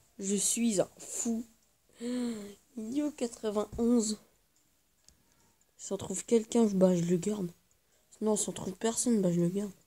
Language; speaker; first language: French; native; French